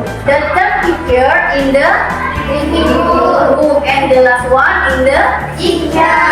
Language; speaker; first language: English; non-native, learner; Indonesian